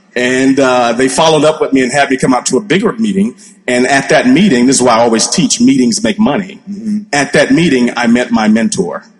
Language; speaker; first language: English; native; English